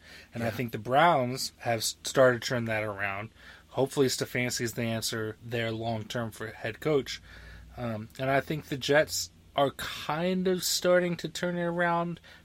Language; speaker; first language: English; native; English